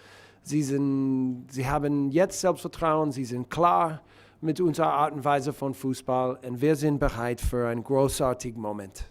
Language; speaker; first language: German; non-native, learner; English